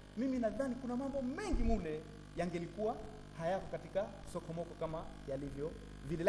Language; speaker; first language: Swahili; native; Swahili